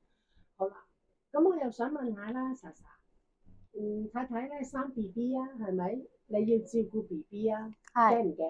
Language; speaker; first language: Cantonese; native; Cantonese